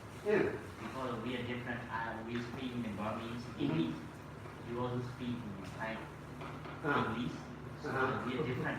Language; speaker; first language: English; non-native, learner; Burmese